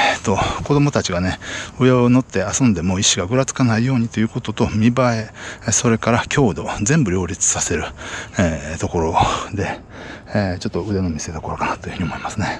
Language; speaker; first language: Japanese; native; Japanese